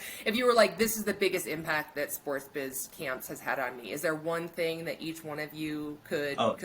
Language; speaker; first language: English; native; English